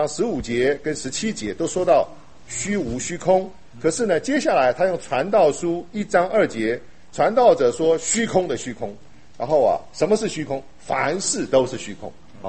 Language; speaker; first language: Chinese; native; Chinese